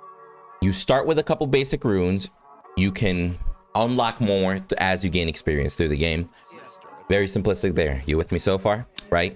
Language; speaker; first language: English; native; English